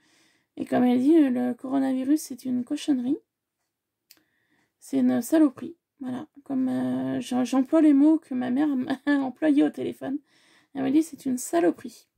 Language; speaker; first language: French; native; French